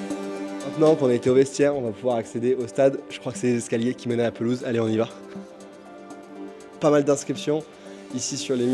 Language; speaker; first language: French; native; French